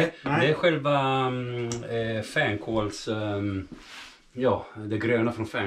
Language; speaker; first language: Swedish; non-native, fluent; Italian